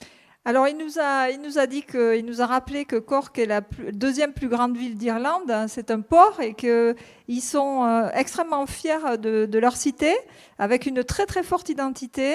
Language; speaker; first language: French; native; French